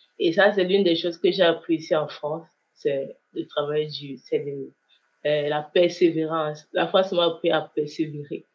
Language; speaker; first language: French; non-native, local second language; Kinyarwanda